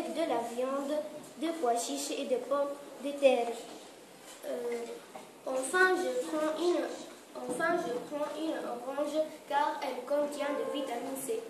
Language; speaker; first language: French; non-native, learner; Arabic